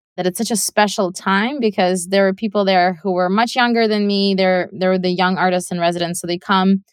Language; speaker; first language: English; non-native, fluent; Russian